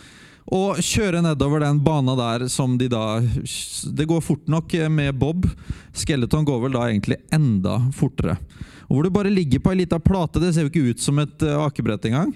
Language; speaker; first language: Norwegian; native; Norwegian